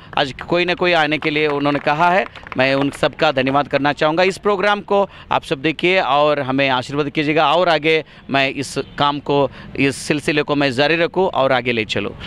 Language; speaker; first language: Hindi; non-native, local second language; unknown